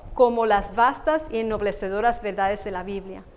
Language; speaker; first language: Spanish; native; Spanish